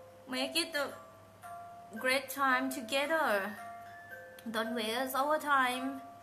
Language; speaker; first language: English; non-native, fluent; Thai